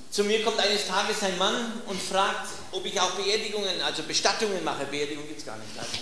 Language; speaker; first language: German; native; German